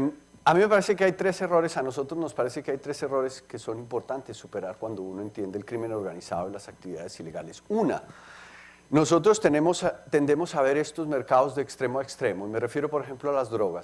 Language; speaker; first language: Spanish; native; Spanish